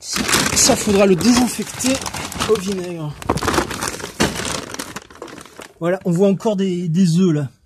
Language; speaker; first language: French; native; French